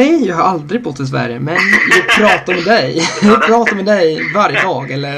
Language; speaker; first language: Swedish; non-native, fluent; Italian